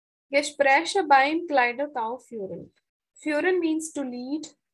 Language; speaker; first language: German; non-native, fluent; Hindi